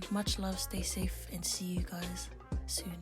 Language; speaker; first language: English; native; English